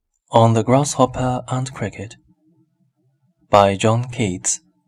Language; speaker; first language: English; non-native, fluent; Chinese